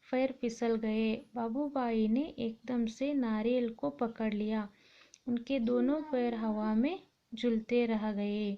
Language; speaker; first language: Hindi; non-native, local second language; Kannada